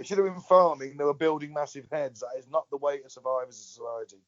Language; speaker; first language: English; native; English